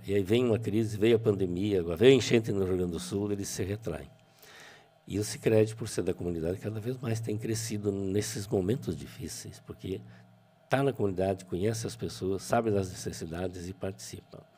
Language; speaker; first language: Portuguese; native; Portuguese